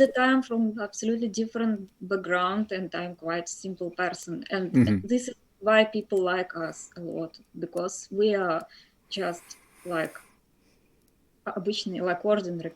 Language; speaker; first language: English; non-native, fluent; Russian